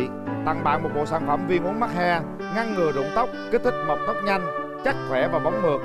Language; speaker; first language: Vietnamese; native; Vietnamese